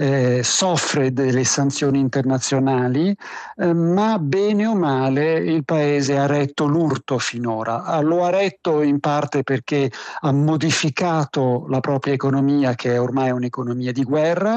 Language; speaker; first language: Italian; native; Italian